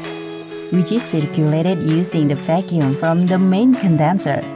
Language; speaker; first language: English; non-native, fluent; Indonesian